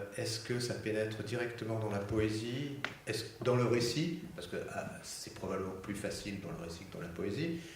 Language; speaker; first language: French; native; French